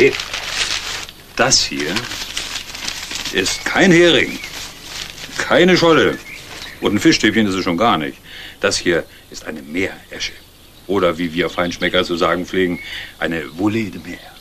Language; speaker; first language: German; native; German